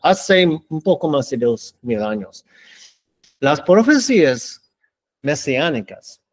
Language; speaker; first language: Spanish; non-native, learner; English